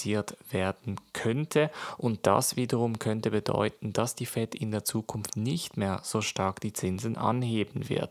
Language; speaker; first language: German; native; German